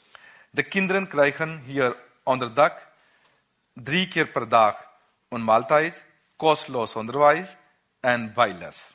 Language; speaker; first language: Dutch; non-native, learner; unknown